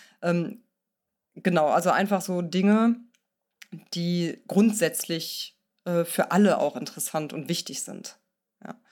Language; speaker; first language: German; native; German